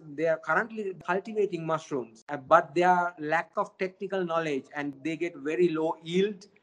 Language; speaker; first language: English; non-native, local second language; Sinhala